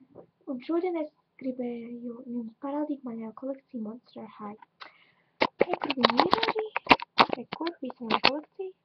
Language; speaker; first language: Latvian; non-native, local second language; Russian